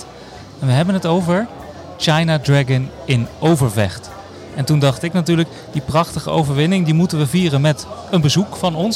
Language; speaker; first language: Dutch; native; Dutch